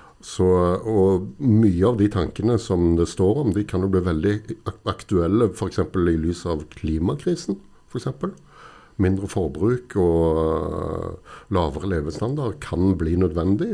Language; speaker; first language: Norwegian; native; Norwegian